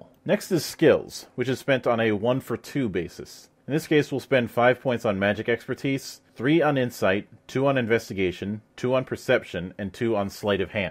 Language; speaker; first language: English; native; English